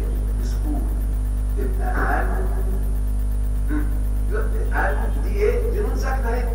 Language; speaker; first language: Arabic; native; Arabic